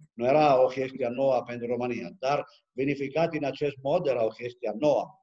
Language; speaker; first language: Romanian; non-native, fluent; Italian